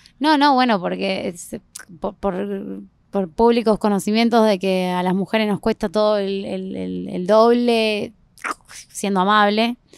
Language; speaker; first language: Spanish; native; Spanish